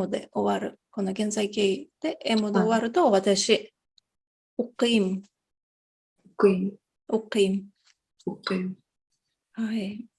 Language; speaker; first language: Japanese; non-native, fluent; Tatar